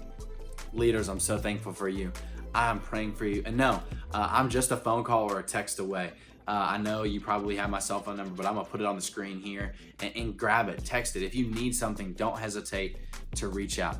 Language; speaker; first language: English; native; English